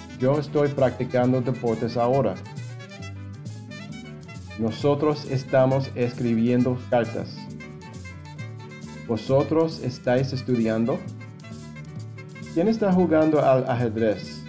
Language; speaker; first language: Spanish; non-native, fluent; English